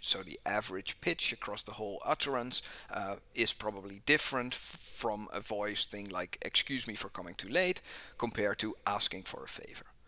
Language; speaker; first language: English; non-native, fluent; Dutch